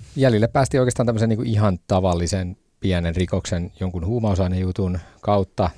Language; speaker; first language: Finnish; native; Finnish